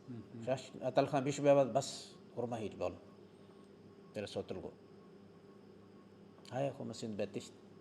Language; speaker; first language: Mongolian; non-native, learner; Urdu